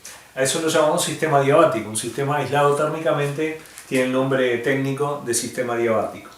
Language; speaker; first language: Spanish; native; Spanish